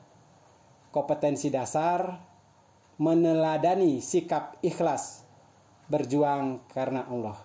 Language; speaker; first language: Indonesian; native; Indonesian